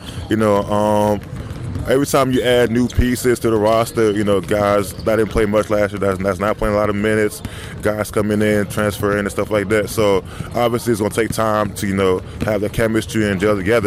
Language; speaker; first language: English; non-native, fluent; French